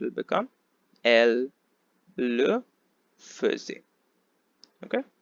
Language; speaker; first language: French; non-native, fluent; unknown